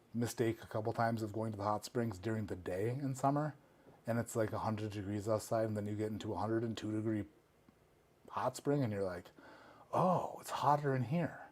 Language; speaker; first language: English; native; English